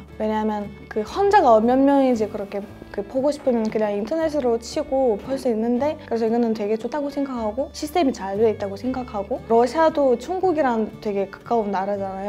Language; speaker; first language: Korean; non-native, fluent; Russian